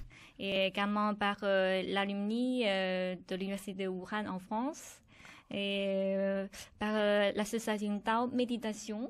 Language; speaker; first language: French; non-native, fluent; Chinese